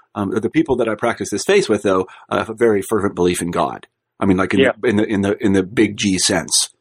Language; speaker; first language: English; native; English